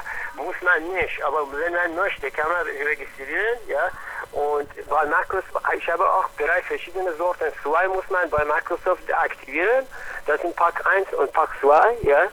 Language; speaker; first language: German; non-native, learner; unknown